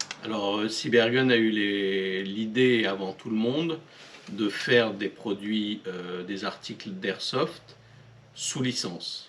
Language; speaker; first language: French; native; French